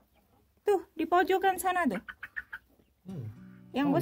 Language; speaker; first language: Indonesian; native; Indonesian